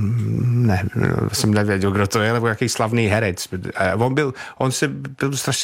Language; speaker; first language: Czech; non-native, fluent; English